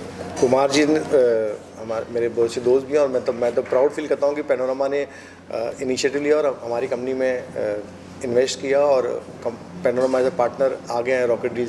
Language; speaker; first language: Hindi; native; Hindi